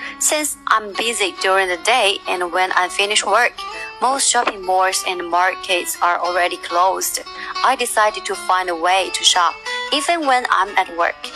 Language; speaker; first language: English; non-native, fluent; Chinese